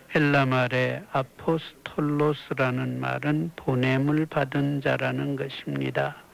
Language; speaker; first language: Korean; native; Korean